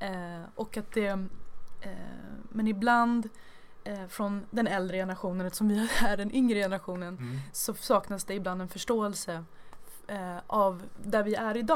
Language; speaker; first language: Swedish; native; Swedish